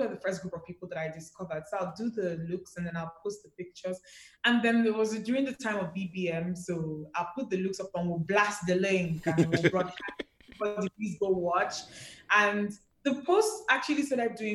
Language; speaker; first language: English; non-native, local second language; Igbo